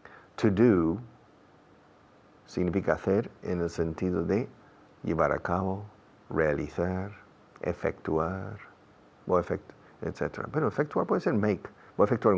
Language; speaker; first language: Spanish; non-native, fluent; English